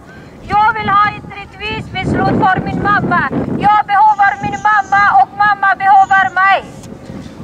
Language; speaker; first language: Swedish; non-native, learner; Persian